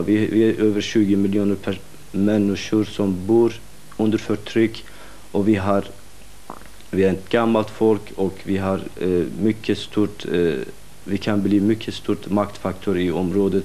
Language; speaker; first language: Swedish; non-native, fluent; Kurdish